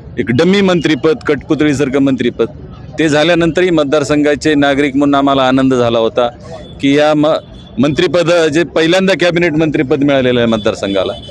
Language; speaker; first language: Marathi; native; Marathi